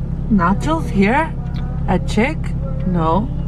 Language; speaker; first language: English; early bilingual, other home language; Spanish